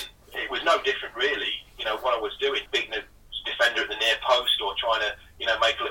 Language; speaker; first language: English; native; English